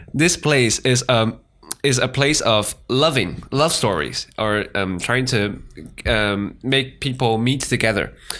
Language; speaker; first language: English; non-native, fluent; Chinese